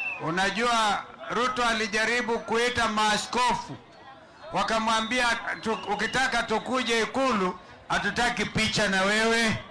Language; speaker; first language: Swahili; non-native, local second language; Kamba